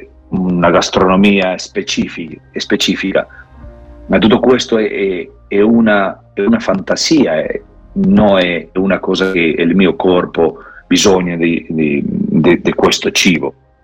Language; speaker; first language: Italian; non-native, learner; Spanish